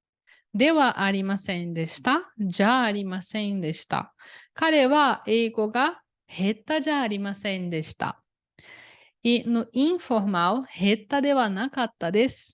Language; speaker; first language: Japanese; non-native, fluent; Portuguese